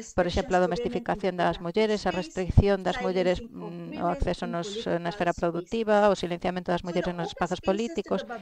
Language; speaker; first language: Galician; non-native, fluent; Filipino